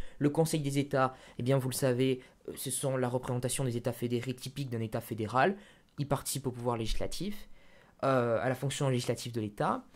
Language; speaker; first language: French; native; French